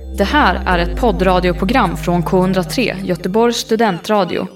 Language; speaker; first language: Swedish; native; Swedish